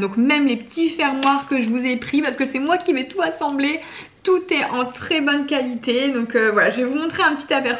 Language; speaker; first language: French; native; French